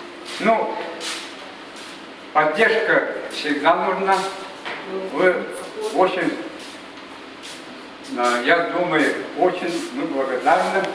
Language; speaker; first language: Russian; non-native, local second language; Yakut